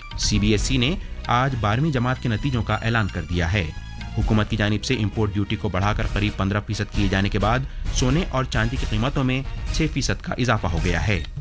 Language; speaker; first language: Urdu; native; Urdu